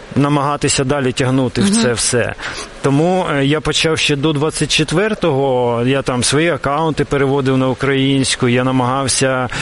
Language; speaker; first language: Ukrainian; non-native, local second language; Russian